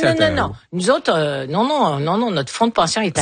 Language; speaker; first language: French; native; French